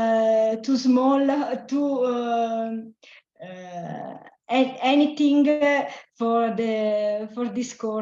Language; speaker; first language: English; non-native, learner; Italian